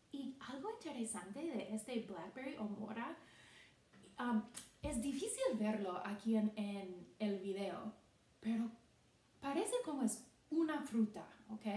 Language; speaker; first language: Spanish; non-native, fluent; English